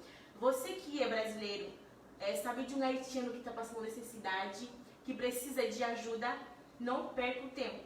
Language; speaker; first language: Portuguese; non-native, fluent; Haitian Creole